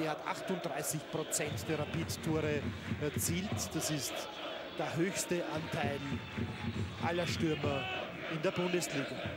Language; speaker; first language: German; native; German